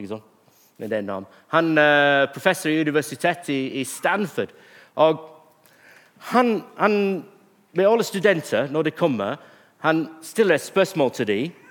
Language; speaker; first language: Norwegian; non-native, fluent; English